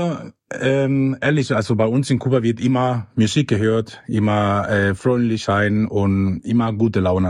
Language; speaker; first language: German; non-native, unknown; Spanish